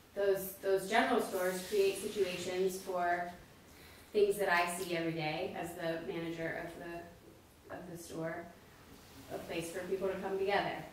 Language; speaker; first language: English; native; English